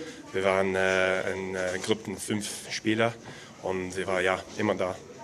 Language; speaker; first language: German; non-native, learner; English